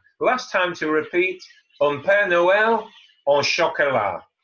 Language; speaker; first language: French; non-native, fluent; English